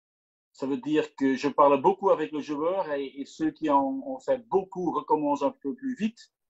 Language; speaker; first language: French; non-native, local second language; Dutch